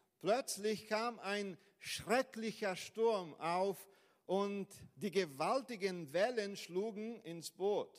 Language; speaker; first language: German; non-native, fluent; Portuguese